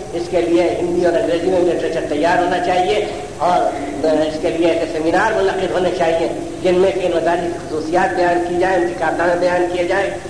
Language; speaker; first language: Urdu; native; Urdu